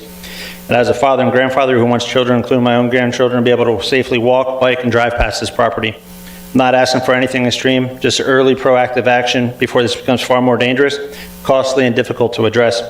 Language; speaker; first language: English; native; English